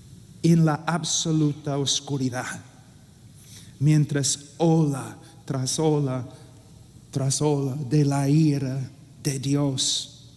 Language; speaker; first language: Spanish; non-native, fluent; English